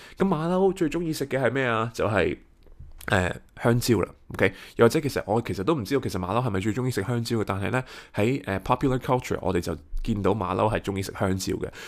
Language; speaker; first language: Cantonese; early bilingual, heritage; Cantonese